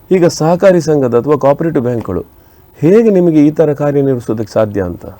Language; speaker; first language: Kannada; native; Kannada